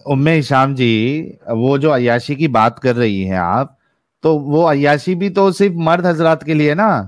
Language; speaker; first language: Urdu; native; Urdu